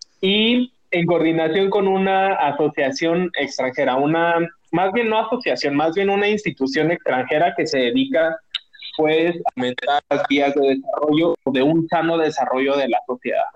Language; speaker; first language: Spanish; native; Spanish